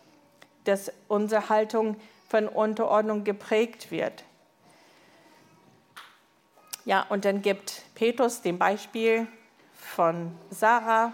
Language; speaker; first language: German; non-native, fluent; English